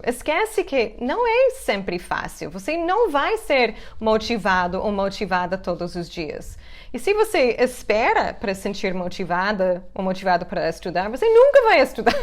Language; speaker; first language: Portuguese; non-native, fluent; English